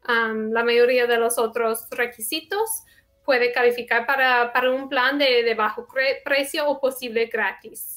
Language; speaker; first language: Spanish; non-native, fluent; English